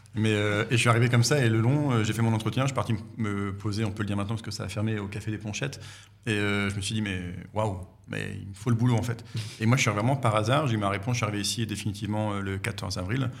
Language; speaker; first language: French; native; French